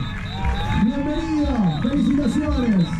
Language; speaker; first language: Spanish; native; Spanish